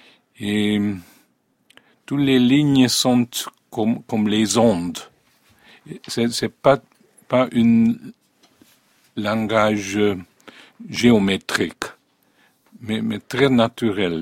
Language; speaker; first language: French; non-native, fluent; Hungarian